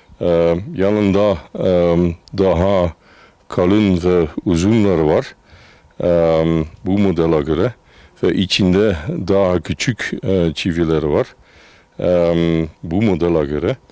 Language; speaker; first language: Turkish; non-native, fluent; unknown